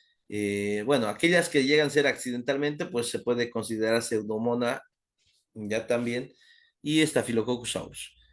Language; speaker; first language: Spanish; native; Spanish